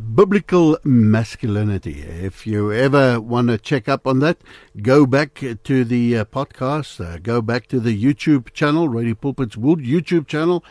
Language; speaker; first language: English; non-native, local second language; Afrikaans